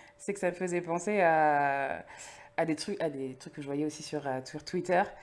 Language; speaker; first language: French; native; French